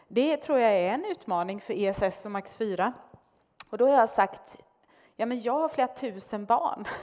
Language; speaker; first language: Swedish; native; Swedish